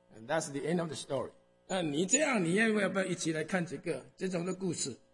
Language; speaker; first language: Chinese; early bilingual, heritage; Chinese